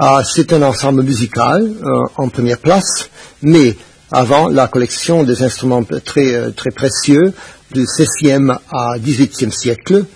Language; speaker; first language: French; non-native, fluent; Spanish